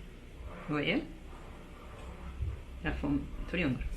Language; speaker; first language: French; non-native, fluent; Japanese